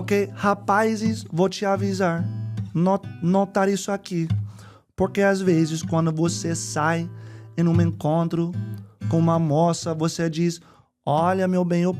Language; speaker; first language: Portuguese; non-native, learner; English